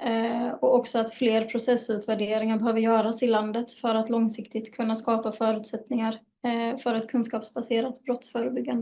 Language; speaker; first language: Swedish; native; Swedish